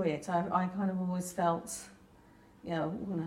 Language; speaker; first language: English; native; English